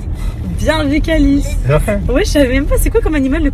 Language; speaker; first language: French; native; French